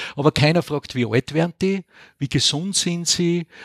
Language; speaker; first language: German; native; German